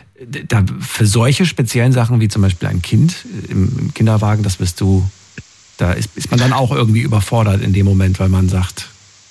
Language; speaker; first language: German; native; German